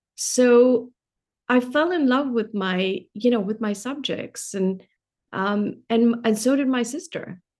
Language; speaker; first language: English; non-native, local second language; Hindi